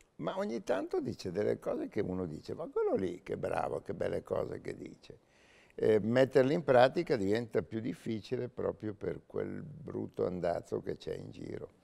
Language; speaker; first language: Italian; native; Italian